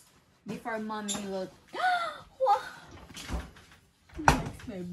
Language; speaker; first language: English; non-native, local second language; Filipino